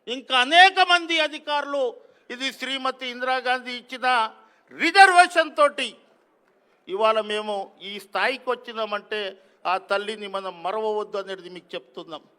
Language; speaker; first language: Telugu; non-native, local second language; Lambadi